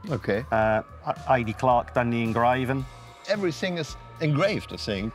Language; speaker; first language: English; native; English